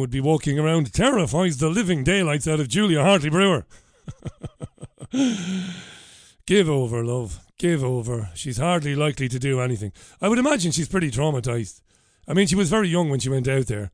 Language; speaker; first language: English; non-native, local second language; Irish